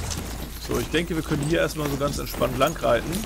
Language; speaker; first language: German; native; German